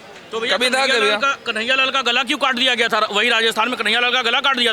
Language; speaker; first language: Hindi; native; Hindi